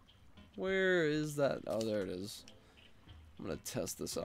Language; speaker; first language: English; native; English